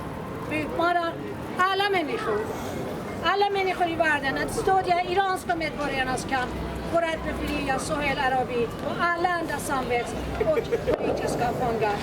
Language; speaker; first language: Swedish; non-native, fluent; Persian